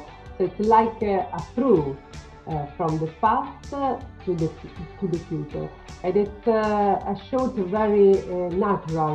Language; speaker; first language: English; non-native, learner; Italian